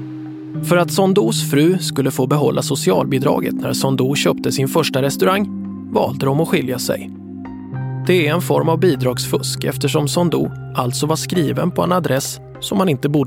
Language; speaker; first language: Swedish; native; Swedish